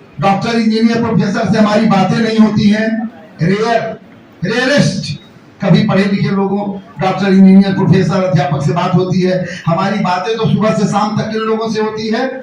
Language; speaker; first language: Hindi; native; Hindi